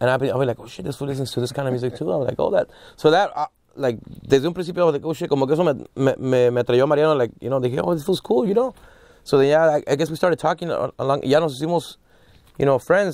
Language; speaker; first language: English; early bilingual, other home language; Spanish